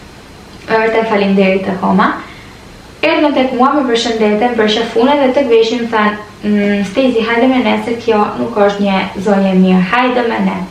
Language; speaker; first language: Albanian; early bilingual, heritage; Albanian